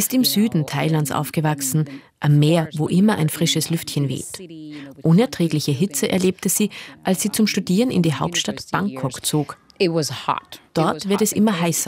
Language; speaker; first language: German; native; German